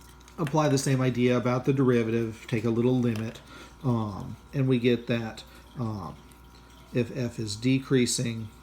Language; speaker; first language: English; native; English